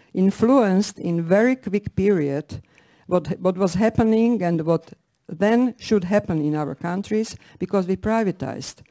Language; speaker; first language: English; non-native, fluent; Slovak